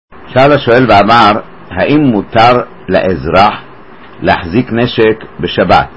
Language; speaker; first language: Hebrew; native; Hebrew